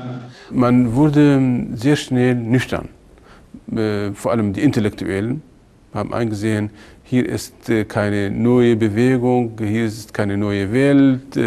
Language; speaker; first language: German; non-native, fluent; Arabic